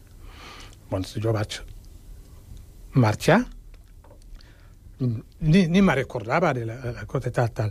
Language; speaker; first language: Catalan; non-native, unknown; Wolof